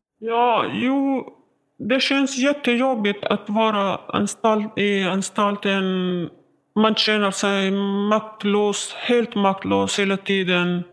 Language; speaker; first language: Swedish; non-native, learner; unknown